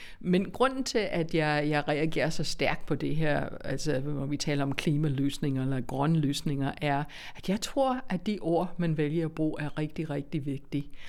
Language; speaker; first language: Danish; non-native, fluent; English